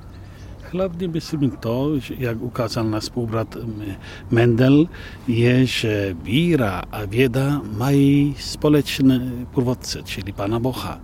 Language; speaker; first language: Czech; non-native, fluent; Polish